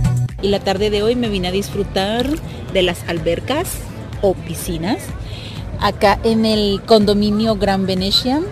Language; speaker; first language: Spanish; native; Spanish